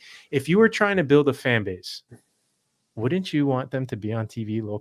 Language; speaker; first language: English; native; English